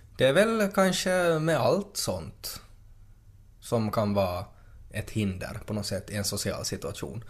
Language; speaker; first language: Swedish; native; Swedish